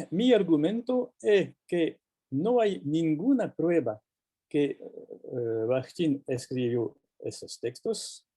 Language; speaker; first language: Spanish; non-native, fluent; French